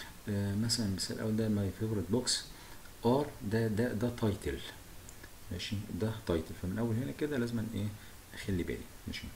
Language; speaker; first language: Arabic; native; Arabic